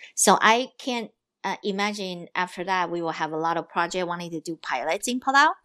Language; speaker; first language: English; non-native, fluent; Chinese